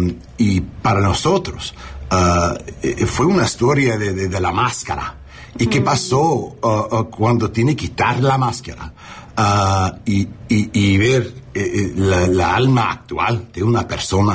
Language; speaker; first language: Spanish; non-native, learner; English